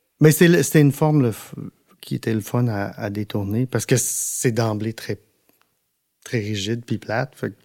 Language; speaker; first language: French; non-native, local second language; English